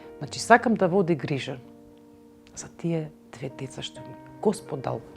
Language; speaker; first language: Macedonian; native; Macedonian